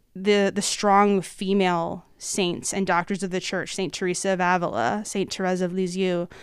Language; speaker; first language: English; native; English